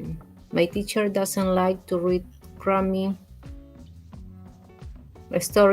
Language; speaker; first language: English; non-native, learner; Spanish